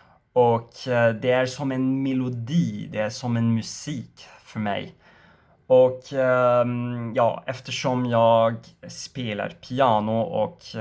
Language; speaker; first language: Swedish; non-native, learner; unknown